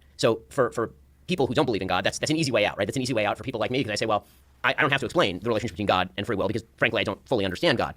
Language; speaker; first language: English; native; English